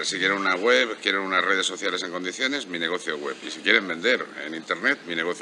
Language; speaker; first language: Spanish; native; Spanish